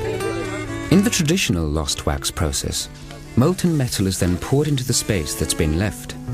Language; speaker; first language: English; native; English